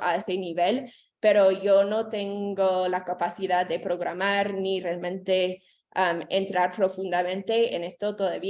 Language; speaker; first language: Spanish; non-native, fluent; English